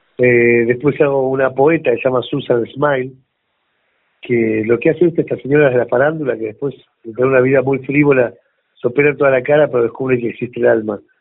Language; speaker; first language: Spanish; native; Spanish